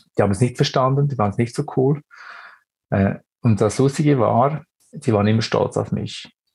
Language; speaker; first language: German; early bilingual, other home language; Greek